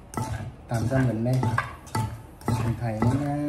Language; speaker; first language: Thai; non-native, fluent; Vietnamese